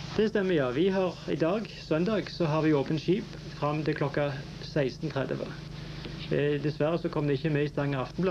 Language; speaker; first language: Norwegian; native; Norwegian